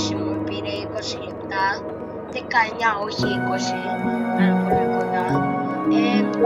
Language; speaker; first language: Greek; early bilingual, heritage; Greek